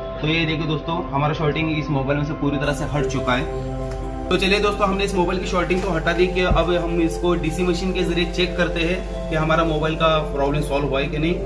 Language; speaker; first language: Hindi; native; Hindi